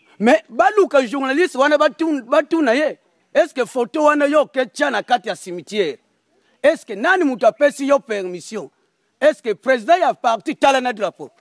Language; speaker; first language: Lingala; non-native, local second language; Kongo